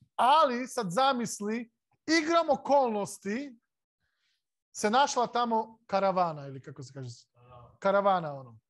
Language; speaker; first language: Serbian; non-native, local second language; Slovak